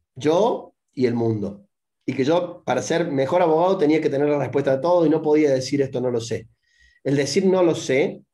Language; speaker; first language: Spanish; native; Spanish